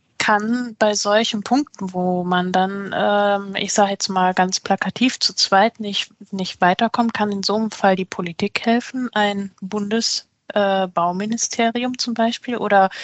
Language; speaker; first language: German; native; German